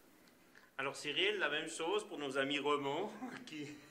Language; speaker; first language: French; native; French